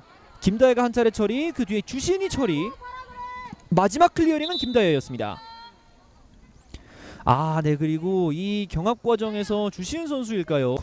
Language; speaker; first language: Korean; native; Korean